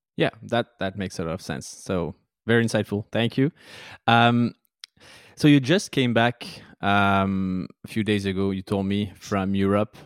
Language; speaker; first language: English; non-native, fluent; French